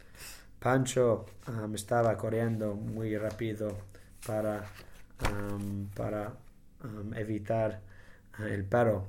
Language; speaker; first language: Spanish; non-native, learner; English